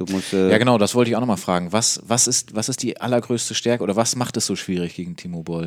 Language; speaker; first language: German; native; German